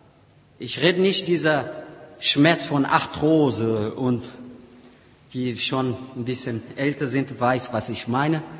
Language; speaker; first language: German; non-native, learner; Portuguese